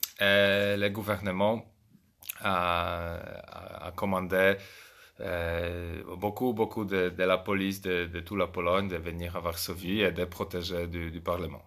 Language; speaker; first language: French; non-native, fluent; Polish